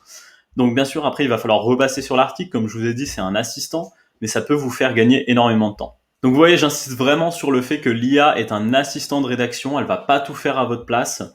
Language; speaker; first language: French; native; French